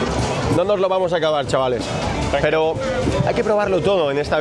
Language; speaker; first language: Spanish; native; Spanish